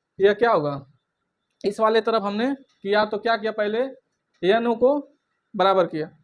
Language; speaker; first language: Hindi; native; Hindi